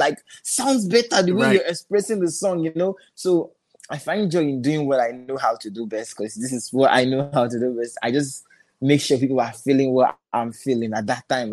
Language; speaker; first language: English; non-native, local second language; Igbo